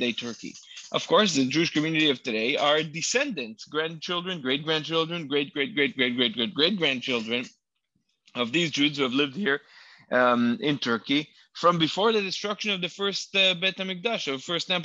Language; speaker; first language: English; non-native, fluent; Hebrew